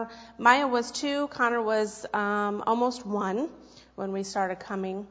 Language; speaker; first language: English; native; English